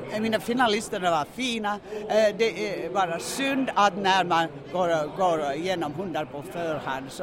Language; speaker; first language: Swedish; non-native, local second language; Finnish